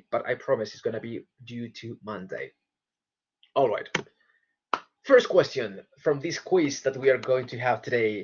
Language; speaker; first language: English; non-native, fluent; Spanish